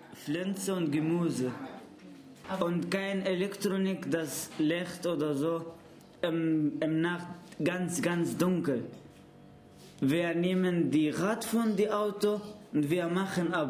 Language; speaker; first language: German; non-native, learner; Arabic